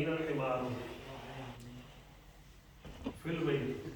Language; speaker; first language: Arabic; non-native, fluent; Urdu